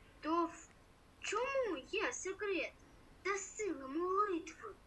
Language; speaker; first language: Ukrainian; non-native, local second language; Russian